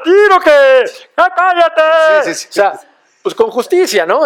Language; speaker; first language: Spanish; native; Spanish